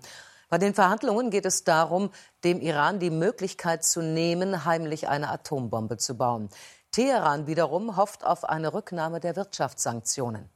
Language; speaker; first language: German; native; German